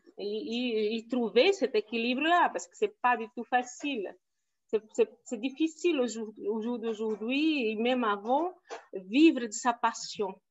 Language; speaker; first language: French; non-native, fluent; Portuguese